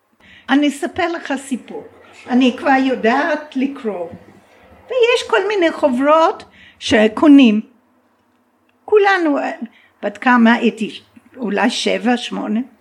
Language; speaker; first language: Hebrew; non-native, fluent; English